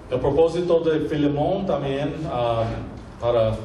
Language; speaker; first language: Spanish; non-native, fluent; English